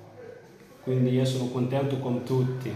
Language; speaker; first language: Italian; non-native, learner; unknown